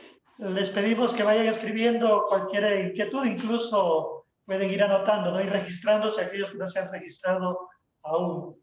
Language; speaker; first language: Spanish; native; Spanish